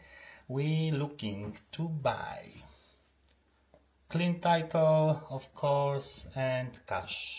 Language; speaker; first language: English; non-native, learner; Polish